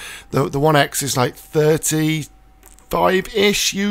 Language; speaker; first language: English; native; English